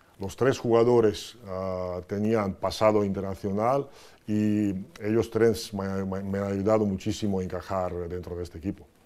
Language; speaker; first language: Spanish; non-native, fluent; Croatian